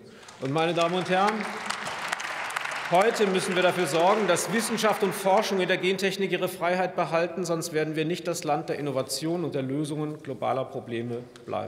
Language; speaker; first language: German; native; German